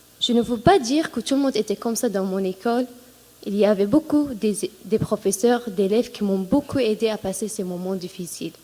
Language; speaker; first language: French; non-native, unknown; Assyrian Neo-Aramaic